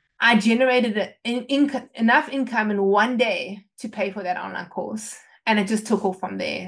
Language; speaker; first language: English; native; English